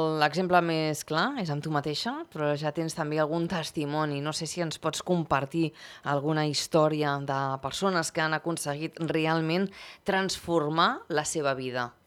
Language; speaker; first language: Catalan; native; Catalan